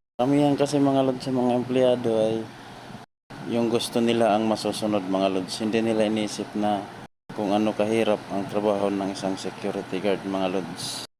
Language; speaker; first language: Filipino; non-native, local second language; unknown